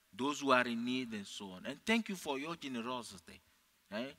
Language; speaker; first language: English; non-native, fluent; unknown